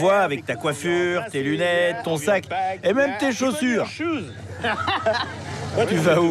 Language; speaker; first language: French; native; French